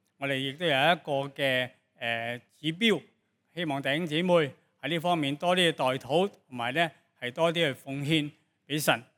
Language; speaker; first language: Cantonese; native; Cantonese